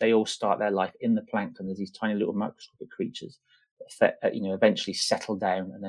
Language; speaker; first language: English; native; English